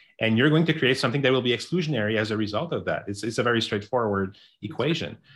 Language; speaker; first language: English; non-native, local second language; French